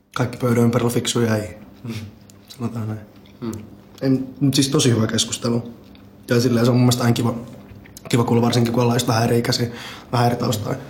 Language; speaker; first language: Finnish; early bilingual, other home language; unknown